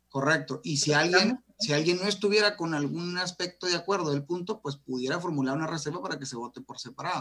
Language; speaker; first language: Spanish; native; Spanish